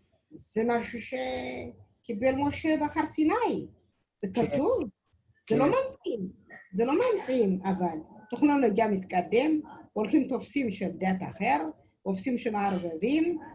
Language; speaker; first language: Hebrew; non-native, learner; Amharic